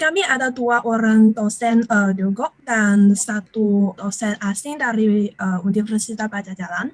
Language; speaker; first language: Indonesian; non-native, learner; Chinese